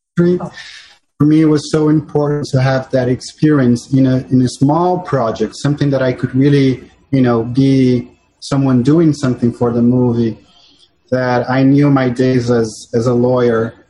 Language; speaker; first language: English; non-native, fluent; Portuguese